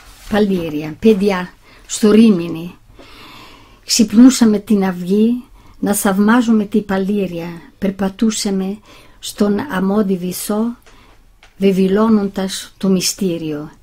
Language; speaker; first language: Greek; non-native, fluent; Italian